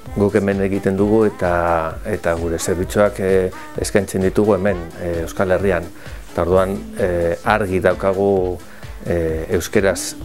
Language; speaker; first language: Basque; non-native, local second language; Spanish